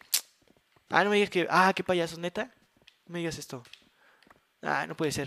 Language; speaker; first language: Spanish; native; Spanish